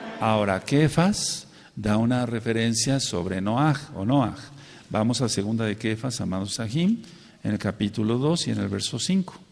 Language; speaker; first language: Spanish; native; Spanish